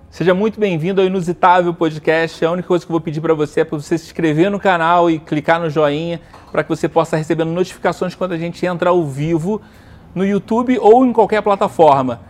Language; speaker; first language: Portuguese; native; Portuguese